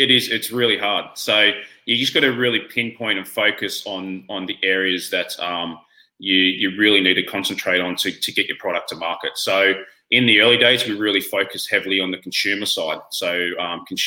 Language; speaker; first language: English; native; English